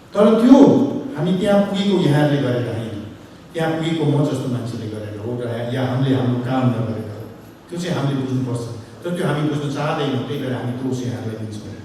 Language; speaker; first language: Nepali; native; Nepali